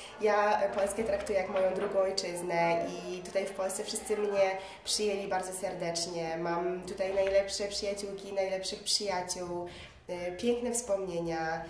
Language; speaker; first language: Polish; early bilingual, other home language; Mongolian